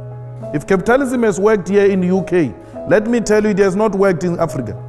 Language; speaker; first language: English; non-native, local second language; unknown